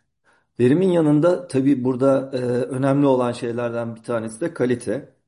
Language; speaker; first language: Turkish; native; Turkish